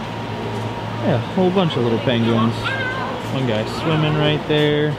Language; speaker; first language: English; native; English